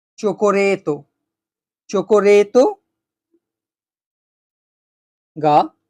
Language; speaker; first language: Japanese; non-native, fluent; Bangla